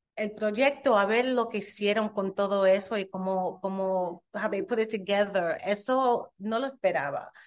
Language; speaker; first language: Spanish; early bilingual, heritage; Spanish